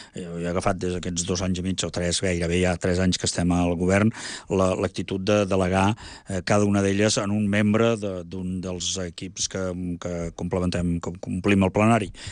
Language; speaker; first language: Catalan; native; Catalan